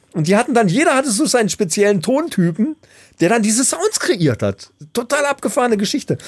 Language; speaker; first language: German; native; German